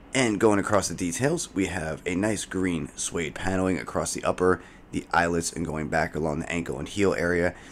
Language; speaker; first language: English; native; English